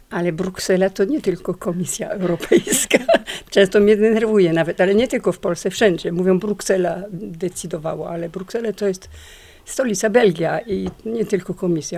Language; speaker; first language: Polish; non-native, learner; French